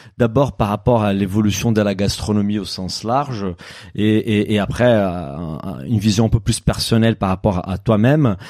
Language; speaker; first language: French; non-native, fluent; Portuguese